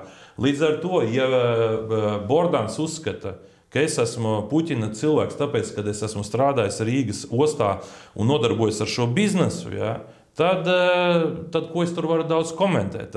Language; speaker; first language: Latvian; native; Latvian